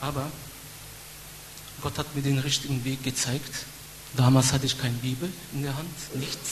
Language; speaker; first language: German; non-native, fluent; Turkish